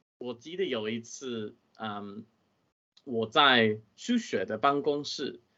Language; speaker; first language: Chinese; non-native, fluent; English